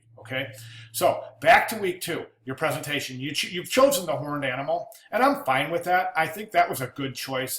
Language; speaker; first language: English; native; English